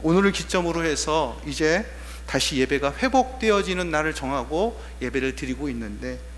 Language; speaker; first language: Korean; native; Korean